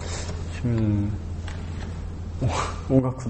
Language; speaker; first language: Japanese; non-native, learner; Korean